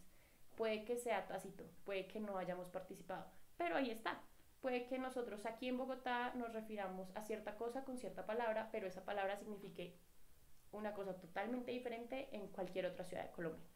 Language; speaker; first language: Spanish; native; Spanish